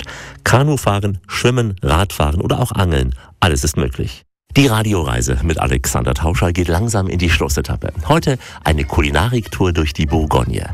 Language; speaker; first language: German; native; German